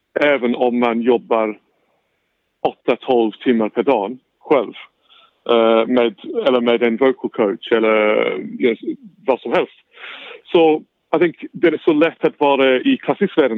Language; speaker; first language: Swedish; non-native, fluent; English